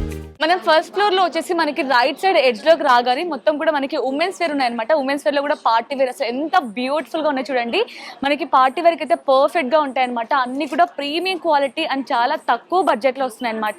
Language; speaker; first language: Telugu; native; Telugu